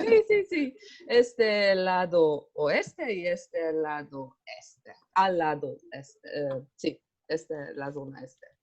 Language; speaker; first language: Spanish; non-native, learner; Hungarian